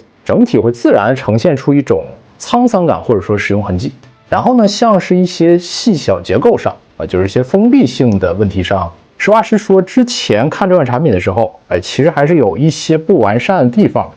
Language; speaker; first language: Chinese; native; Chinese